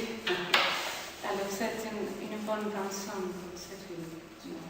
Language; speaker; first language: French; non-native, learner; Spanish